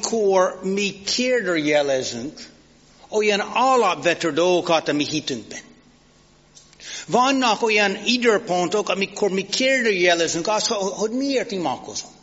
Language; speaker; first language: Hungarian; non-native, fluent; English